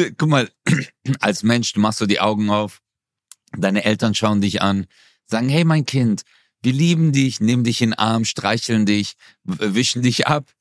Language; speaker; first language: German; early bilingual, other home language; Turkish